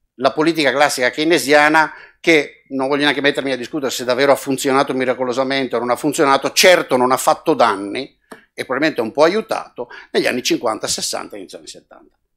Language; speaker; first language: Italian; non-native, local second language; Venetian